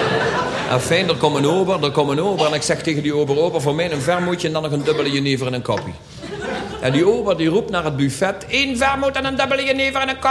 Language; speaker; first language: Dutch; native; Dutch